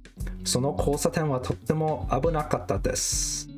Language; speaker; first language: Japanese; non-native, learner; English